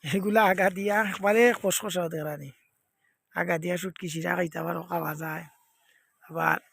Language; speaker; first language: Bangla; non-native, local second language; Sylheti